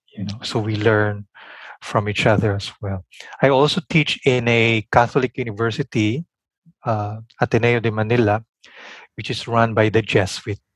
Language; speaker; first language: English; non-native, local second language; Filipino